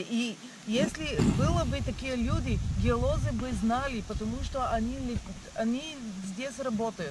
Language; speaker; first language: Russian; non-native, learner; Bulgarian